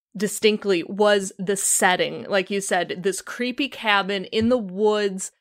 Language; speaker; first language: English; native; English